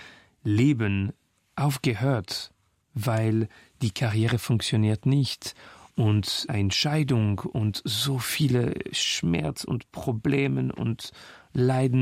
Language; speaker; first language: German; non-native, fluent; French